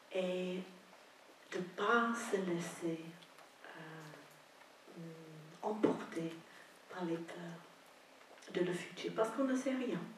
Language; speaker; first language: French; non-native, fluent; English